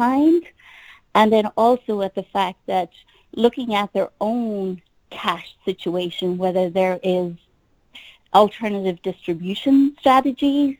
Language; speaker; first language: English; native; English